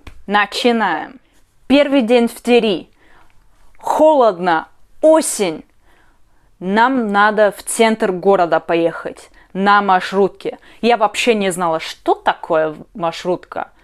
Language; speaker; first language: Russian; non-native, learner; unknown